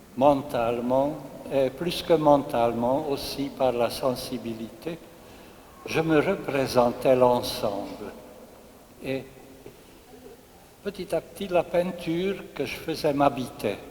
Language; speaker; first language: French; non-native, fluent; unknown